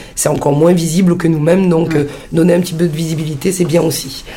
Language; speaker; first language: French; early bilingual, heritage; Italian